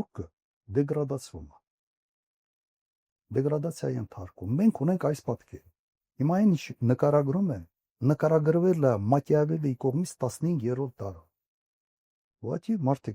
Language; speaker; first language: Armenian; native; Armenian